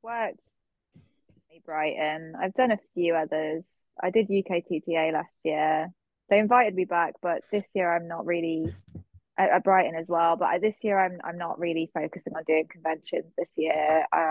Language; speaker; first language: English; native; English